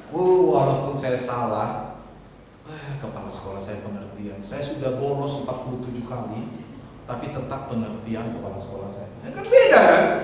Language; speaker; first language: Indonesian; non-native, local second language; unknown